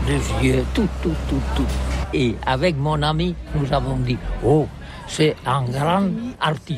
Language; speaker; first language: French; non-native, learner; Catalan